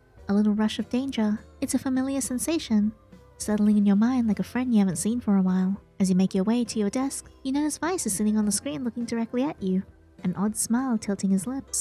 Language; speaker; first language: English; native; English